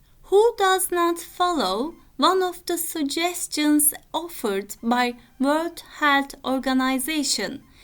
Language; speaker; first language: English; non-native, fluent; Turkish